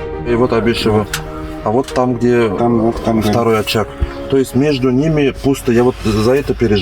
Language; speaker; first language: Russian; native; Russian